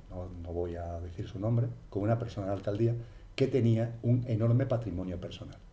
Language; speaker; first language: Spanish; native; Spanish